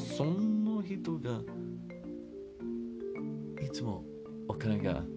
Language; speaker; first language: Japanese; non-native, learner; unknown